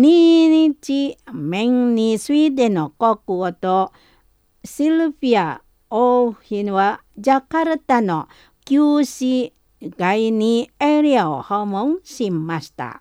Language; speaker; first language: Japanese; non-native, fluent; Indonesian